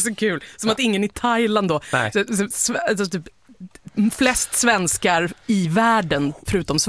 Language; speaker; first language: Swedish; native; Swedish